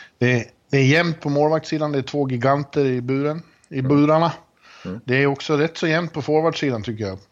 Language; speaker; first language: Swedish; native; Swedish